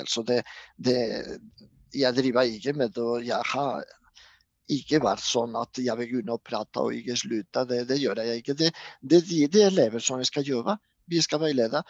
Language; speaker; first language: Norwegian; non-native, fluent; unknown